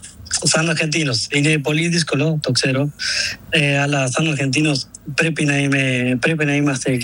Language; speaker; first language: Greek; non-native, learner; Spanish